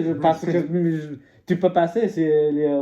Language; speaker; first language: French; non-native, learner; English